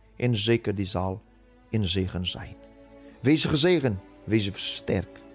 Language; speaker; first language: Dutch; non-native, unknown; Portuguese